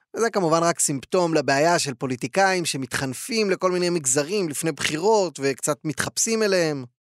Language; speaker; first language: Hebrew; native; Hebrew